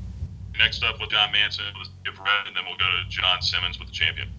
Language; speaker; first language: English; native; English